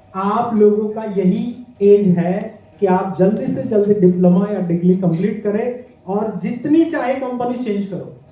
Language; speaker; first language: Hindi; non-native, local second language; Marathi